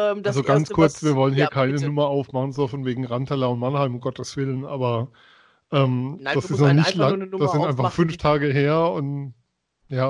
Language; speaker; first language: German; native; German